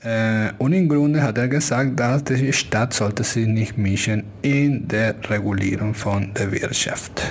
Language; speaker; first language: German; non-native, fluent; Spanish